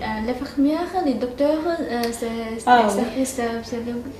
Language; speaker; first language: French; non-native, learner; Chinese